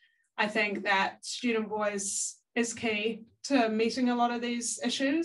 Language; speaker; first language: English; native; English